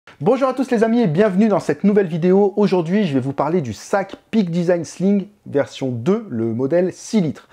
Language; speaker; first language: French; native; French